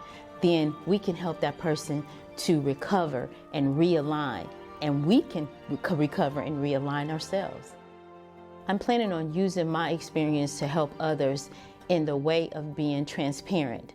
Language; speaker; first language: English; native; English